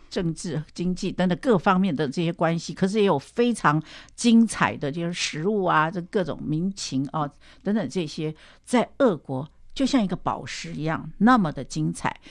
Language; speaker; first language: Chinese; native; Chinese